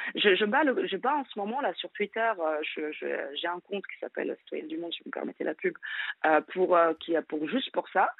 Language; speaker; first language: French; non-native, fluent; Portuguese